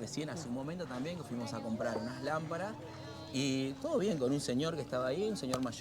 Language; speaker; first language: Spanish; native; Spanish